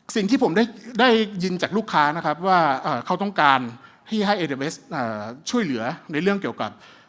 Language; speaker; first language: Thai; early bilingual, heritage; Thai